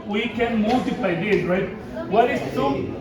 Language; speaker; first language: English; non-native, fluent; Spanish